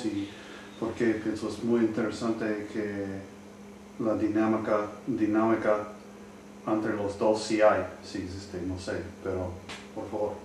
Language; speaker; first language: Spanish; non-native, learner; English